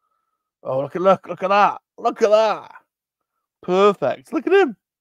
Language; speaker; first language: English; native; English